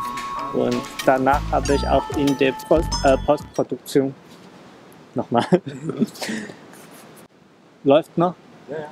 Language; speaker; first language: German; non-native, fluent; Chinese